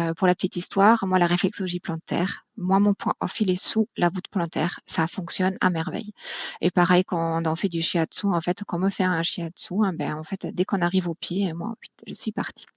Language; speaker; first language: French; non-native, fluent; German